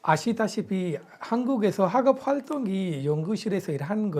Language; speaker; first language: Korean; non-native, fluent; Punjabi